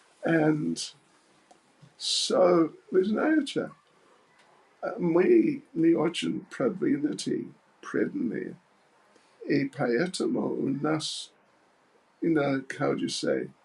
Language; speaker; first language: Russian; non-native, learner; English